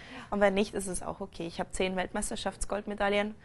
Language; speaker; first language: German; native; German